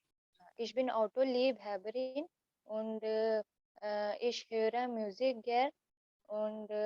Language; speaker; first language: German; non-native, learner; Hindi